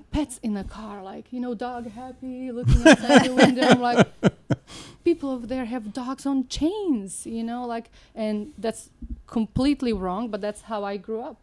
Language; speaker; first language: English; non-native, fluent; Slovak